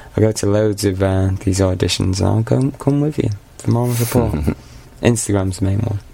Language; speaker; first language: English; native; English